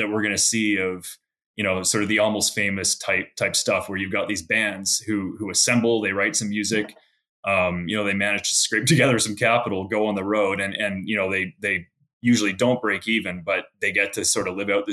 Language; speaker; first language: English; native; English